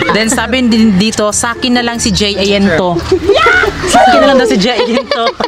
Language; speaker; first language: Filipino; non-native, local second language; Cebuano